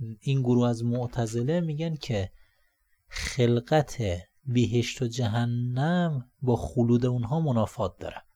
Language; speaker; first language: Persian; native; Persian